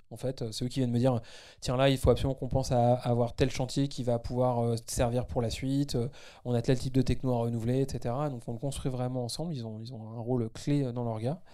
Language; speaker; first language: French; native; French